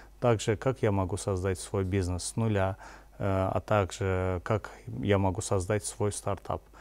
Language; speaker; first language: Russian; non-native, local second language; Azerbaijani